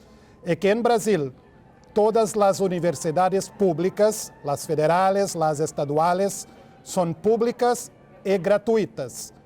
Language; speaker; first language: Spanish; non-native, fluent; Portuguese